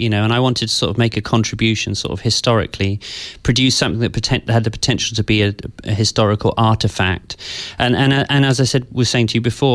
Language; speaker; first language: English; native; English